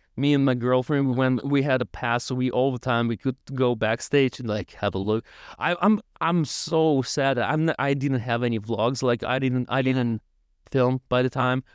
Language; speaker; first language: English; non-native, learner; Russian